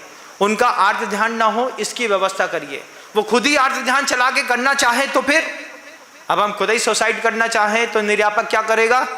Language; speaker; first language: Hindi; native; Hindi